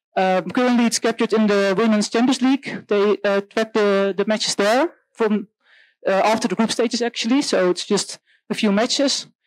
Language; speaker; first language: English; non-native, fluent; Dutch